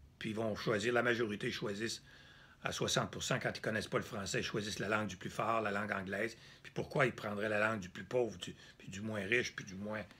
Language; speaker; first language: French; native; French